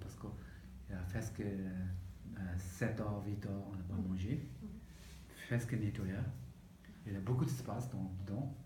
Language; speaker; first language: French; non-native, learner; Tibetan